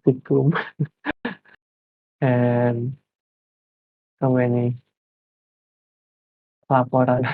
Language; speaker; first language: English; non-native, learner; Indonesian